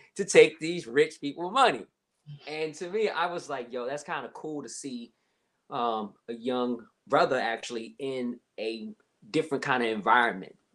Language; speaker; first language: English; native; English